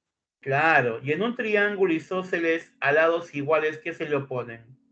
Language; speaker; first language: Spanish; native; Spanish